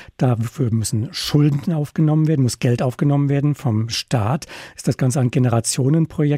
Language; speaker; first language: German; native; German